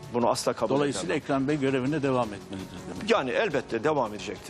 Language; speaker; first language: Turkish; native; Turkish